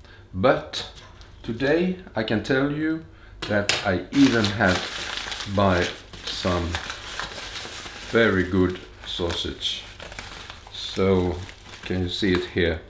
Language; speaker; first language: English; non-native, fluent; Swedish